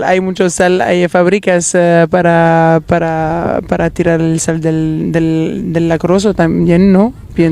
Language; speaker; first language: Spanish; non-native, learner; Wolof